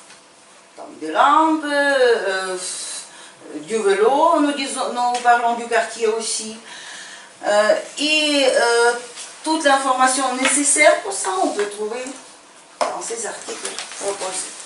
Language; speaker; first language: French; non-native, fluent; Ukrainian